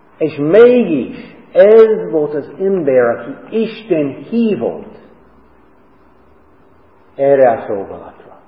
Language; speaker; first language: Hungarian; non-native, fluent; English